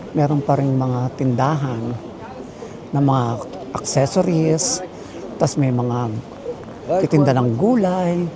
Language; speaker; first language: Filipino; native; Filipino